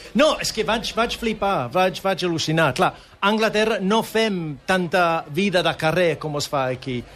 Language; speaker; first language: Catalan; non-native, fluent; English